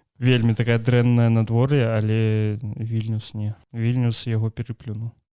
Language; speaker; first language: Belarusian; native; Belarusian